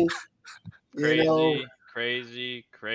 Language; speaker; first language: English; native; English